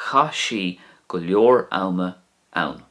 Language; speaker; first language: Irish; non-native, local second language; English